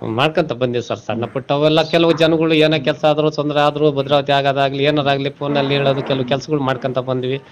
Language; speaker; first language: Kannada; non-native, local second language; Telugu